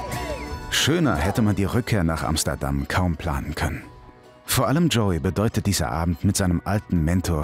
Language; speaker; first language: German; native; German